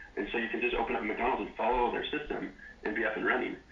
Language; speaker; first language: English; native; English